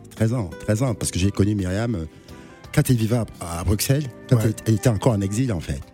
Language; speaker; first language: French; non-native, local second language; Duala